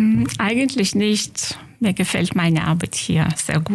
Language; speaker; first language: German; non-native, fluent; Lithuanian